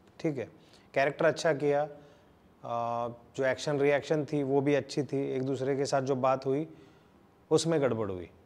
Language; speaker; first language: Hindi; native; Hindi